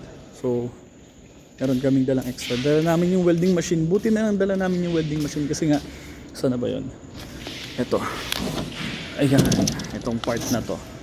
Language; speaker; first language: Filipino; native; Filipino